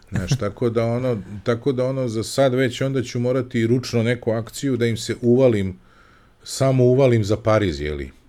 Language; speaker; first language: Serbian; native; Serbian